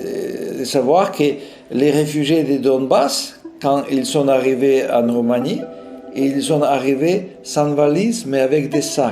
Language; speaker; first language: French; non-native, fluent; Russian